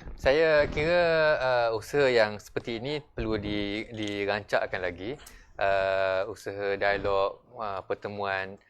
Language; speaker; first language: Malay; native; Malay